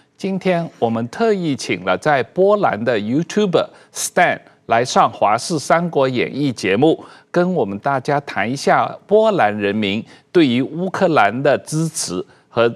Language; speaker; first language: Chinese; native; Chinese